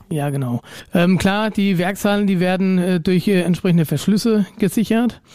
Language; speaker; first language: German; native; German